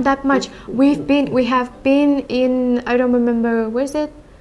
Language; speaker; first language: English; non-native, learner; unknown